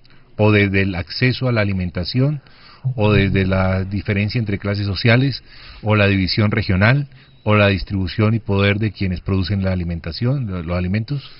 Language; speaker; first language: Spanish; native; Spanish